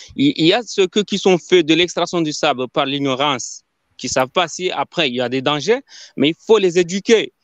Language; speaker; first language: French; non-native, local second language; Ngazidja Comorian